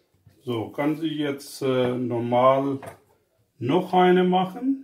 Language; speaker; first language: German; non-native, learner; Urdu